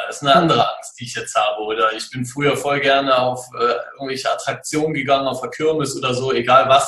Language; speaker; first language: German; native; German